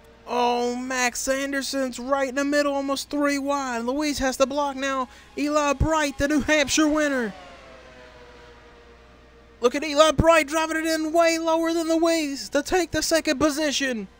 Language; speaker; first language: English; native; English